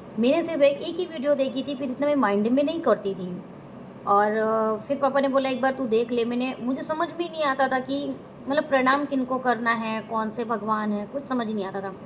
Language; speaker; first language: Hindi; non-native, local second language; Gujarati